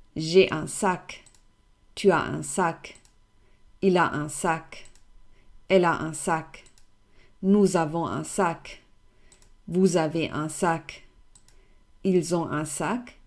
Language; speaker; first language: French; non-native, fluent; German